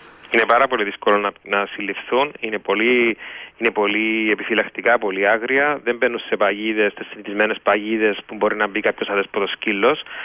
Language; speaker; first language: Greek; native; Greek